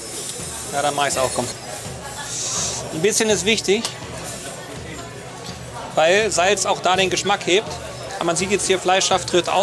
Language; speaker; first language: German; native; German